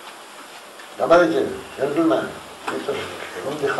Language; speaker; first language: Russian; non-native, learner; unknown